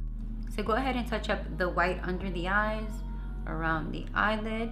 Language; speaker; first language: English; native; English